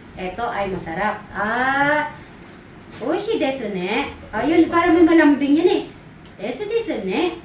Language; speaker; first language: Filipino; native; Filipino